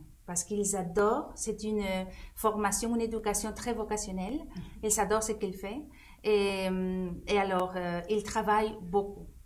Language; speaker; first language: French; non-native, fluent; Spanish